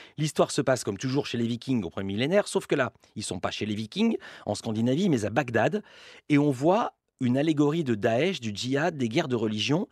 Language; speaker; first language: French; native; French